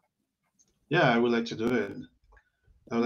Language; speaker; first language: English; non-native, learner; Spanish